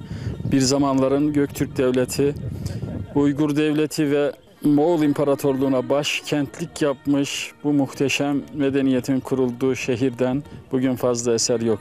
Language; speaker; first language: Turkish; native; Turkish